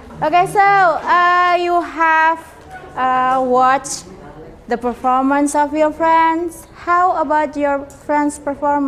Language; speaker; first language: English; non-native, learner; Indonesian